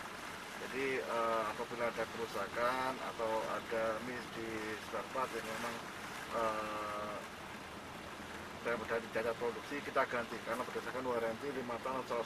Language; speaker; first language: Indonesian; native; Indonesian